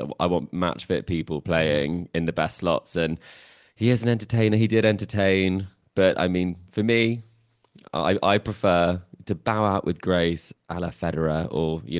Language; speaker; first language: English; native; English